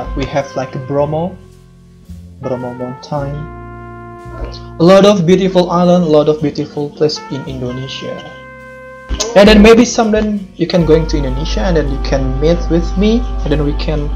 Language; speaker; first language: English; non-native, learner; Indonesian